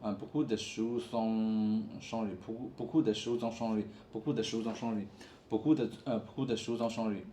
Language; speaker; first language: French; non-native, learner; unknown